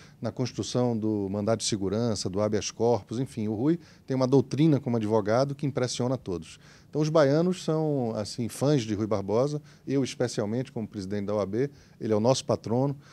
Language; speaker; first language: Portuguese; native; Portuguese